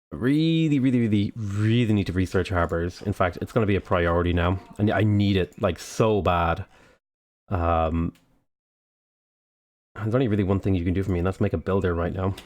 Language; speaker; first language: English; native; English